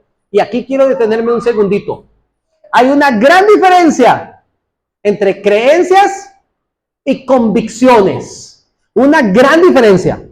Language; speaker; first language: Spanish; native; Spanish